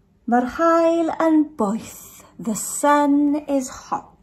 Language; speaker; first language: Welsh; non-native, local second language; English